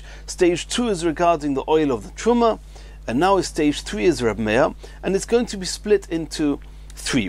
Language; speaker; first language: English; native; English